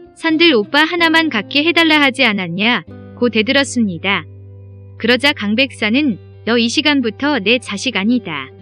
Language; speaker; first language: Korean; native; Korean